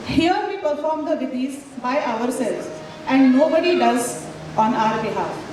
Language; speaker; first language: English; non-native, local second language; Marathi